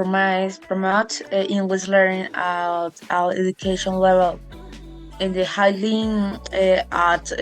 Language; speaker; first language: English; non-native, learner; Spanish